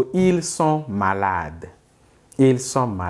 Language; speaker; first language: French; non-native, fluent; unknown